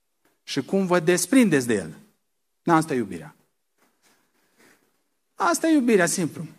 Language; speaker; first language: Romanian; native; Romanian